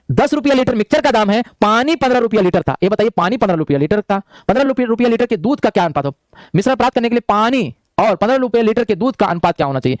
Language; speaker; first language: Hindi; native; Hindi